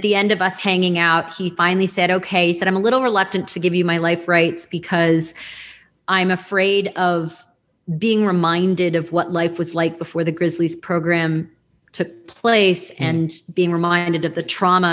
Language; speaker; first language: English; native; English